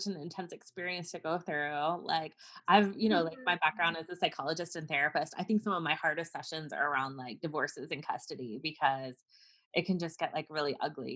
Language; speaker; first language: English; native; English